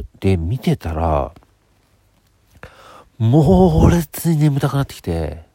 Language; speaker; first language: Japanese; native; Japanese